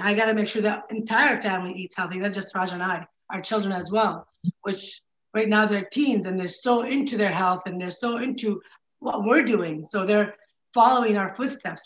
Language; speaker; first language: English; non-native, fluent; Arabic